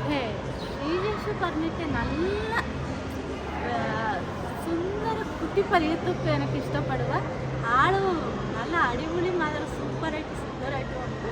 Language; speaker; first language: Malayalam; non-native, learner; Kannada